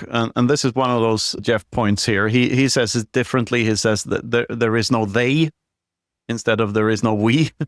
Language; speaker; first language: English; non-native, fluent; Swedish